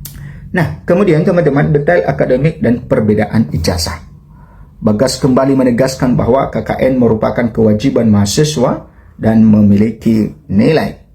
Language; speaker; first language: Indonesian; native; Indonesian